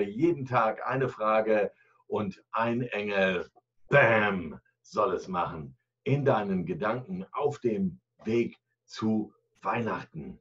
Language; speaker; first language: German; native; German